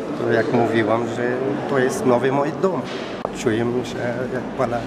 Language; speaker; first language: Polish; non-native, learner; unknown